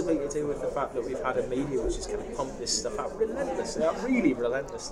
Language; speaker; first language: English; native; English